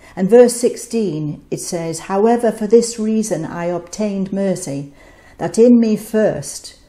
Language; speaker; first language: English; native; English